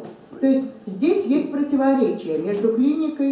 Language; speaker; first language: Russian; native; Russian